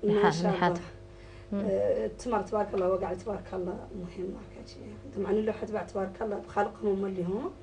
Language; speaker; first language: Arabic; native; Arabic